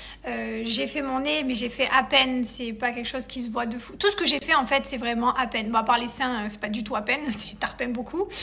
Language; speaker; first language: French; native; French